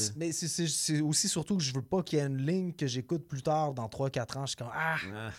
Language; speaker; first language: French; native; French